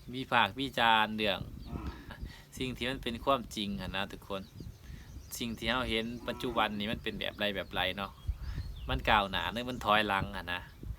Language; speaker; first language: Lao; native; Lao